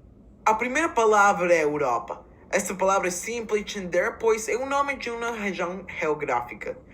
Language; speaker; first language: Portuguese; non-native, learner; English